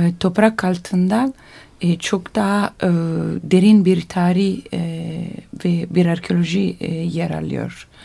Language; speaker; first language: Turkish; non-native, learner; Italian